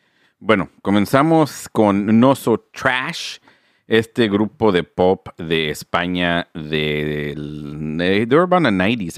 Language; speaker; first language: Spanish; early bilingual, heritage; Spanish